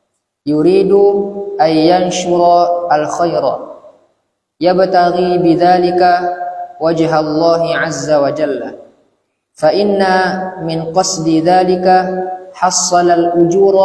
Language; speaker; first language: Arabic; non-native, learner; Indonesian